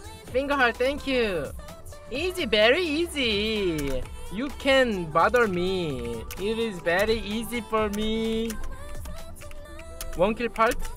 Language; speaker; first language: English; non-native, learner; Korean